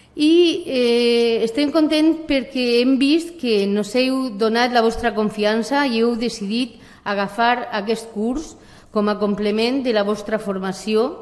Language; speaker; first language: Catalan; non-native, local second language; Spanish